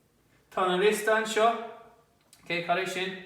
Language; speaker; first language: Irish; non-native, local second language; English